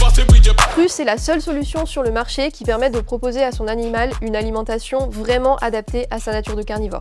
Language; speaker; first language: French; native; French